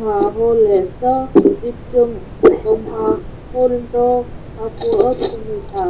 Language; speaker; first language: Korean; non-native, learner; Vietnamese